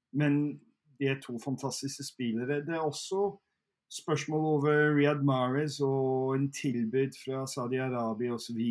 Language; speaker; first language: Norwegian; non-native, fluent; English